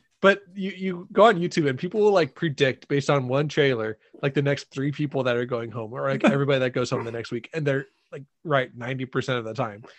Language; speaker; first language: English; native; English